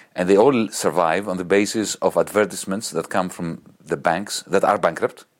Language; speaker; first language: English; non-native, fluent; Greek